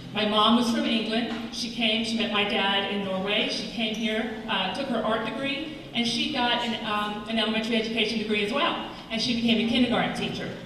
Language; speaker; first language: English; native; English